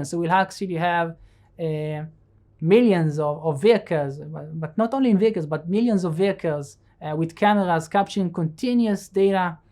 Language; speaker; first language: English; non-native, fluent; Hebrew